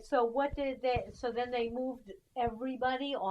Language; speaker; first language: English; native; English